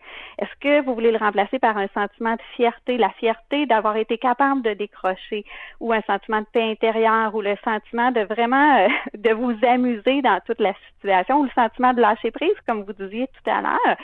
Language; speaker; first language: French; native; French